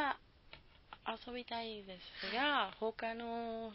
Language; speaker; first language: Japanese; non-native, learner; Spanish